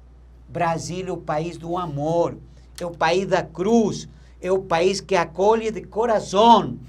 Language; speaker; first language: Portuguese; non-native, learner; Spanish